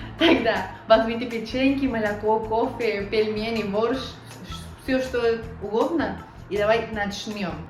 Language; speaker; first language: Russian; non-native, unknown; Spanish